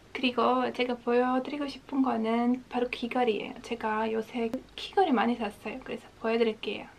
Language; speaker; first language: Korean; non-native, fluent; Latvian